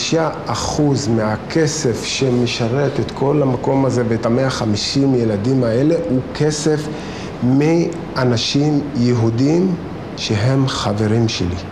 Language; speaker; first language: Hebrew; non-native, local second language; Arabic